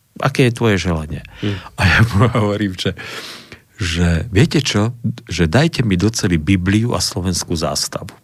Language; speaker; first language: Slovak; native; Slovak